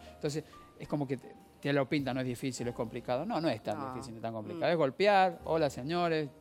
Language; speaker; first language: Spanish; native; Spanish